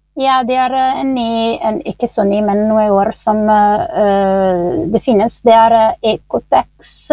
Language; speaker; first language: Norwegian; non-native, fluent; Italian